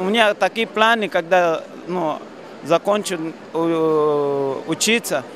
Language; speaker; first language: Russian; non-native, learner; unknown